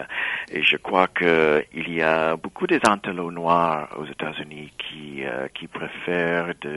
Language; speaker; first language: French; non-native, fluent; English